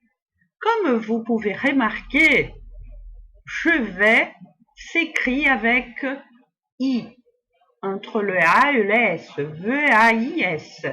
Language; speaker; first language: French; non-native, fluent; Portuguese